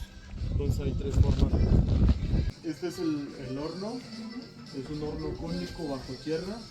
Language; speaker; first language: Spanish; native; Spanish